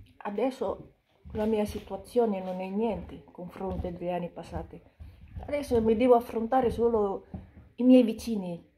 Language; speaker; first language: Italian; non-native, fluent; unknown